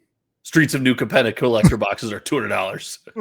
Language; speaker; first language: English; native; English